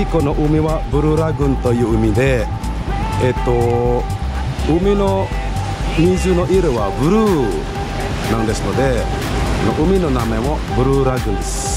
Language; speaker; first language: Japanese; non-native, learner; Indonesian